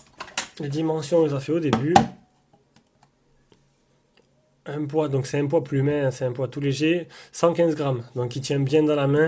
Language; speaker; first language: French; native; French